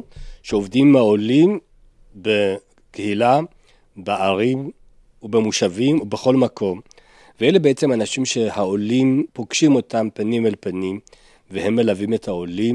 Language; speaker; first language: Hebrew; native; Hebrew